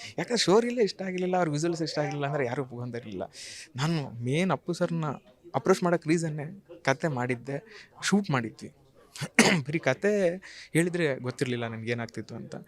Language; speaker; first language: Kannada; native; Kannada